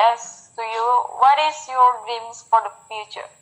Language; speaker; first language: English; non-native, learner; Indonesian